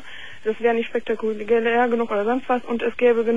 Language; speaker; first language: German; native; German